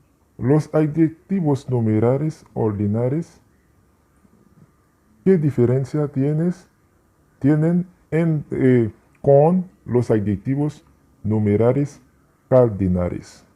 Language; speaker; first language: Spanish; non-native, fluent; Haitian Creole